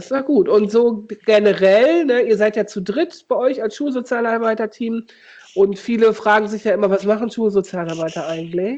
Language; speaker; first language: German; native; German